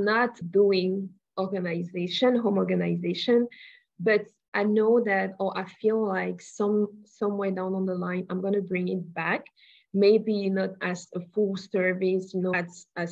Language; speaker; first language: English; non-native, local second language; French